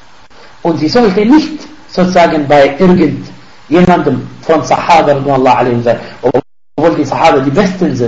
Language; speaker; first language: German; non-native, fluent; Arabic